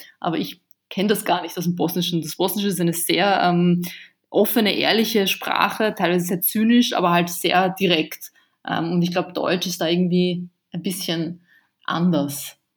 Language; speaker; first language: German; early bilingual, other home language; Bosnian